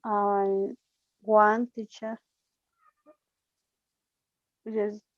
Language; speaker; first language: English; non-native, learner; Spanish